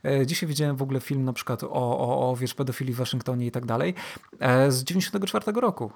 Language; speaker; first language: Polish; native; Polish